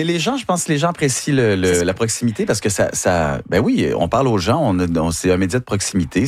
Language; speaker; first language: French; native; French